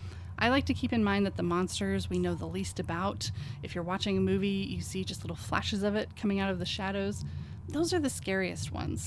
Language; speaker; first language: English; native; English